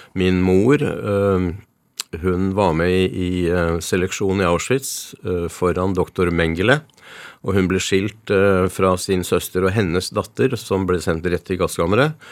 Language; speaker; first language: Norwegian; early bilingual, other home language; Yiddish